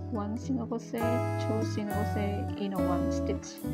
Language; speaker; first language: English; non-native, learner; Indonesian